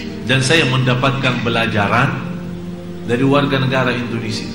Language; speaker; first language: Indonesian; non-native, fluent; Arabic